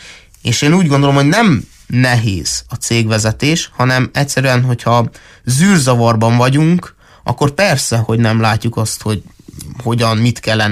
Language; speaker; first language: Hungarian; native; Hungarian